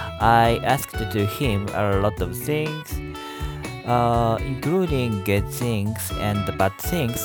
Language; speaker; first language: English; non-native, learner; Japanese